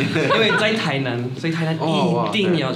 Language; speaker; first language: Chinese; non-native, fluent; French